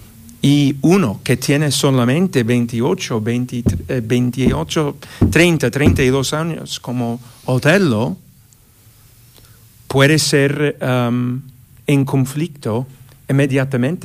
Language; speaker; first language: Spanish; non-native, fluent; English